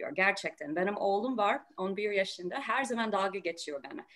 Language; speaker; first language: Turkish; non-native, learner; English